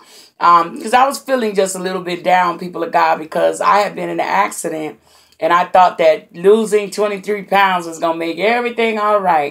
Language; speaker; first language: English; native; English